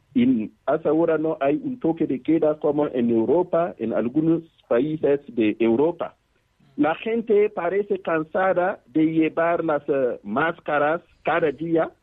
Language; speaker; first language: Spanish; non-native, fluent; Mossi